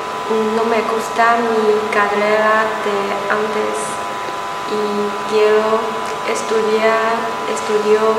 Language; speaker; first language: Spanish; non-native, learner; Chinese